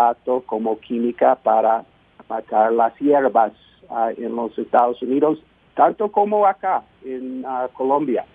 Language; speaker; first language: Spanish; non-native, fluent; English